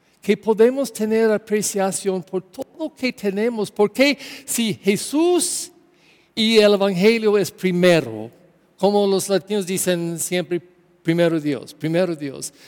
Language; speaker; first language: Spanish; non-native, learner; English